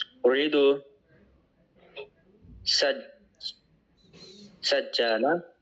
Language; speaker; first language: Arabic; non-native, learner; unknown